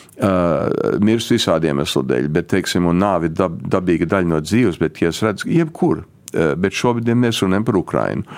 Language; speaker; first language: Latvian; early bilingual, heritage; Latvian